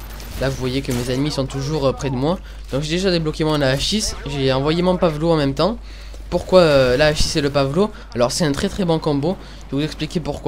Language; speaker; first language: French; native; French